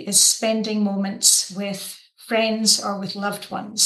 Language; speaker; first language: English; native; English